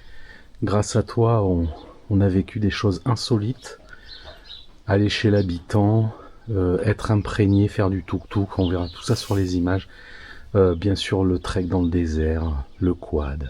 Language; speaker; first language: French; native; French